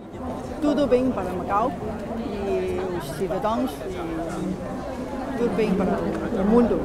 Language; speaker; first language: Portuguese; non-native, local second language; Cantonese